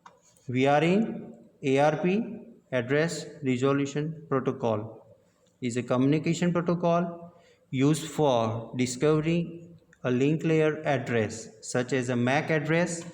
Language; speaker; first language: English; non-native, local second language; Gujarati